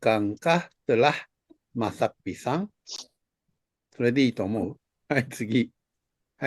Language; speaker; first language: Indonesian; non-native, fluent; Japanese